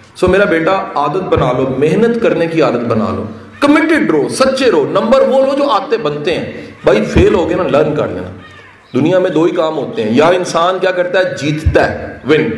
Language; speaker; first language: Urdu; native; Urdu